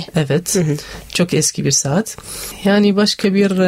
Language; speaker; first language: Turkish; non-native, learner; Arabic